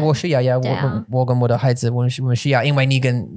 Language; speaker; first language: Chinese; non-native, learner; English